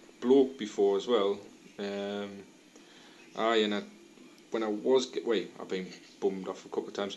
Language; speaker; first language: English; native; English